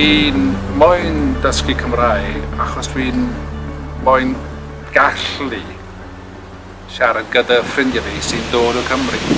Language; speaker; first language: Welsh; non-native, local second language; English